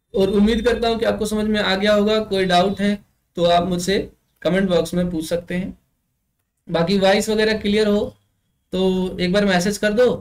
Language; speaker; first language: Hindi; native; Hindi